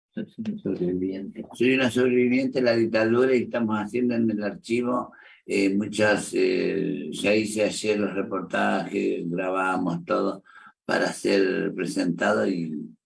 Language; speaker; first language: Spanish; native; Spanish